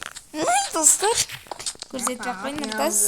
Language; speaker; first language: Kazakh; native; Kazakh